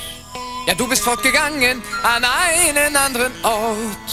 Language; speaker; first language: German; native; German